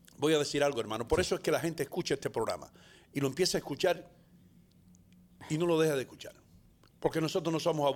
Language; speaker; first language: Spanish; native; Spanish